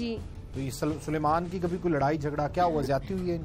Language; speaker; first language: Urdu; native; Urdu